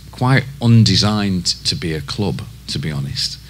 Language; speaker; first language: English; native; English